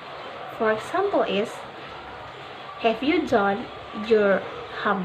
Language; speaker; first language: English; non-native, learner; Indonesian